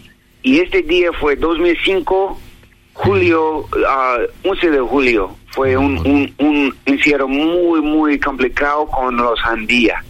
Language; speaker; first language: Spanish; non-native, learner; English